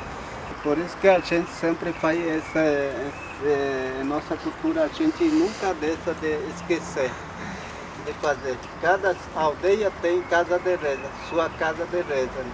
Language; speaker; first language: Portuguese; non-native, local second language; Guarani